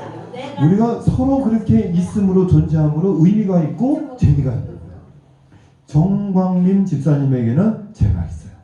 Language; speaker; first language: Korean; native; Korean